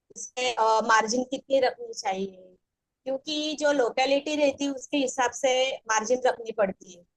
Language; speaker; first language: Hindi; non-native, local second language; Marathi